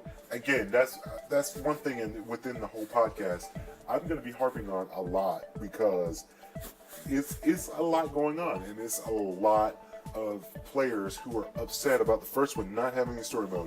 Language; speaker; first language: English; native; English